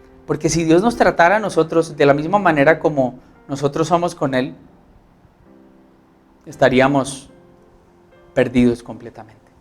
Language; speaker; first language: Spanish; native; Spanish